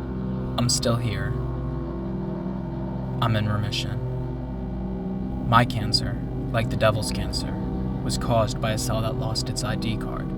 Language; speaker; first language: English; native; English